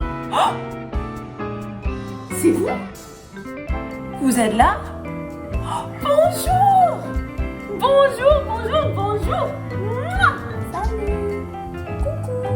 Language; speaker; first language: French; non-native, fluent; English